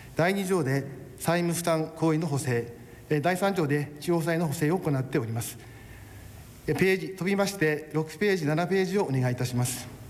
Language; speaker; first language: Japanese; native; Japanese